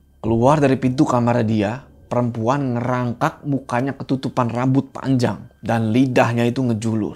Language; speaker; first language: Indonesian; native; Indonesian